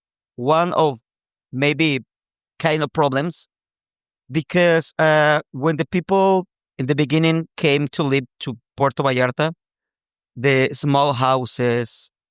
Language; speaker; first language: English; non-native, local second language; Spanish